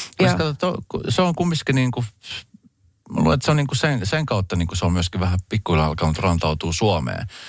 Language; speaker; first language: Finnish; early bilingual, other home language; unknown